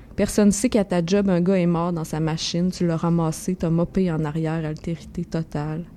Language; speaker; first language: French; native; French